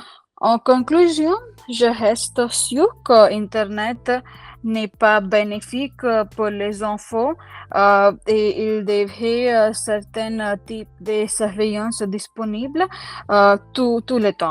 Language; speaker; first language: French; non-native, learner; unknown